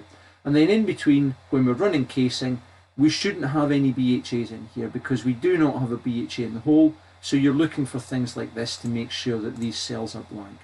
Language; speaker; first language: English; native; English